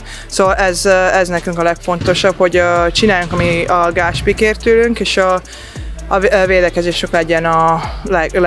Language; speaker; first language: Hungarian; non-native, fluent; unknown